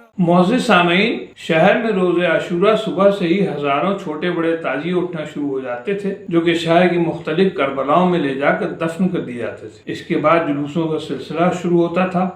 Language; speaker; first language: Urdu; native; Urdu